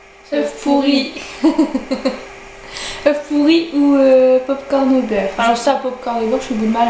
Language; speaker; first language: French; native; French